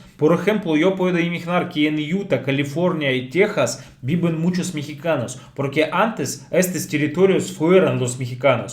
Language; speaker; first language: Spanish; non-native, fluent; Russian